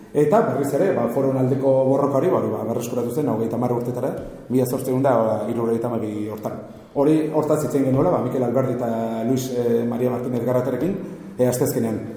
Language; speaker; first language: Basque; native; Basque